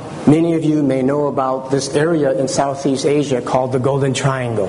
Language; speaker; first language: English; early bilingual, other home language; Chinese